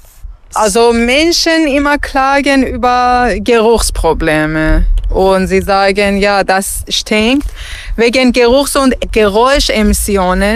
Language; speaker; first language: German; non-native, learner; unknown